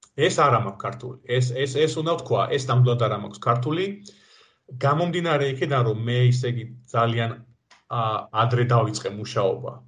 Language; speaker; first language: Georgian; native; Georgian